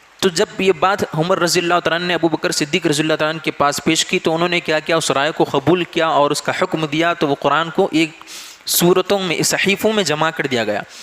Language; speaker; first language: Urdu; native; Urdu